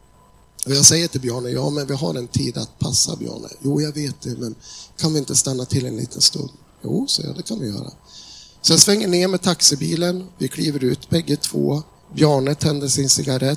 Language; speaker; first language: Swedish; native; Swedish